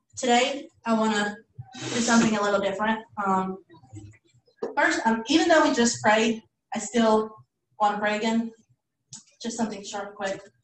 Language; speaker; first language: English; early bilingual, other home language; Spanish